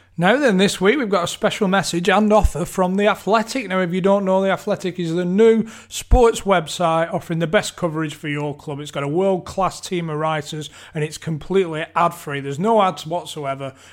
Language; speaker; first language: English; native; English